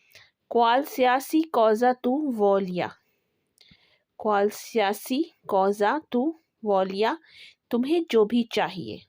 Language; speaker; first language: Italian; non-native, fluent; Urdu